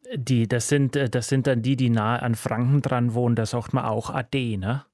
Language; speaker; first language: German; native; German